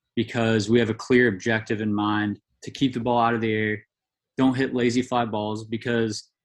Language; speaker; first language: English; native; English